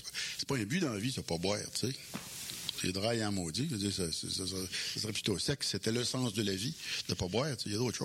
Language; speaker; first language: French; native; French